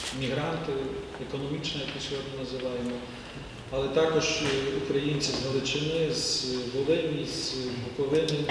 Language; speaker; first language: Ukrainian; native; Ukrainian